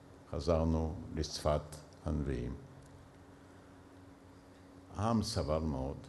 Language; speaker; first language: Hebrew; early bilingual, other home language; Yiddish